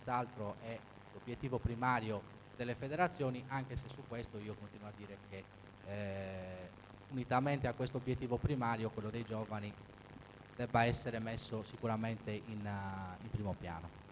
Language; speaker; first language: Italian; native; Italian